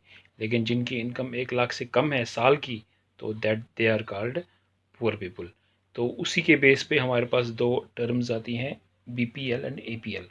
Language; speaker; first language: Hindi; non-native, local second language; Kashmiri